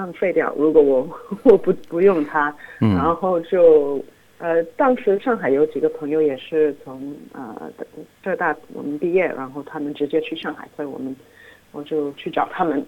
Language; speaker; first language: Chinese; non-native, fluent; English